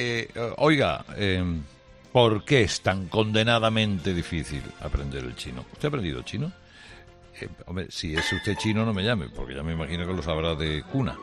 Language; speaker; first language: Spanish; native; Spanish